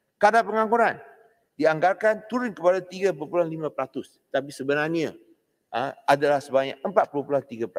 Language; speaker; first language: Malay; non-native, local second language; Chinese